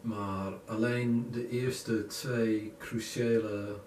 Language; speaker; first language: Dutch; non-native, learner; English